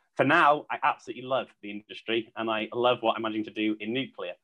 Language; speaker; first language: English; native; English